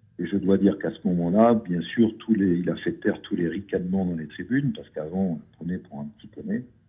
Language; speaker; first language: French; native; French